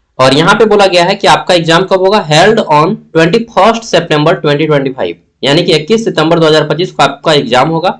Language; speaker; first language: Hindi; native; Hindi